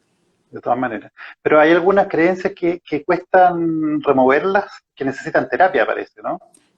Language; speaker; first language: Spanish; native; Spanish